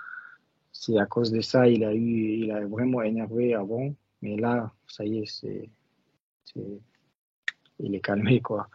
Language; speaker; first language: French; non-native, learner; Russian